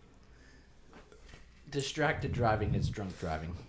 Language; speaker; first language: English; native; English